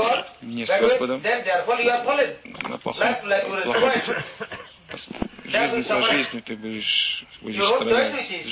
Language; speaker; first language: Russian; non-native, learner; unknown